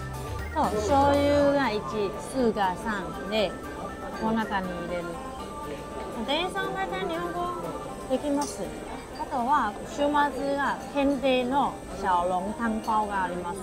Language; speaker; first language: Japanese; non-native, fluent; Chinese